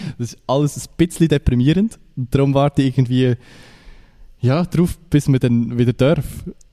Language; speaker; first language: German; native; German